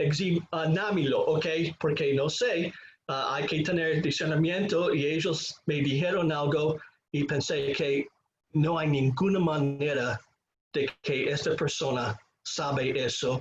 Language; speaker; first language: Spanish; non-native, fluent; English